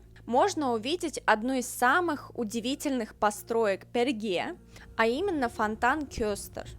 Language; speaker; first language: Russian; native; Russian